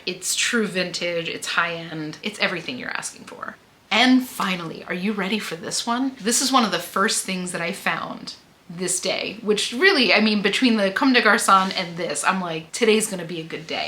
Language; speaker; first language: English; native; English